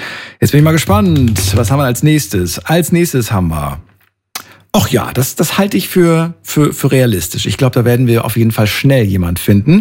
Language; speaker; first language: German; native; German